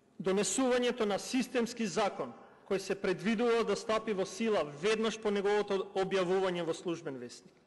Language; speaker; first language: Macedonian; non-native, local second language; Albanian